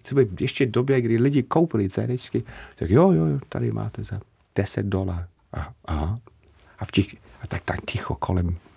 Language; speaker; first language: Czech; non-native, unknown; English